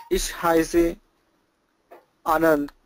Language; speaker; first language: German; non-native, learner; Tamil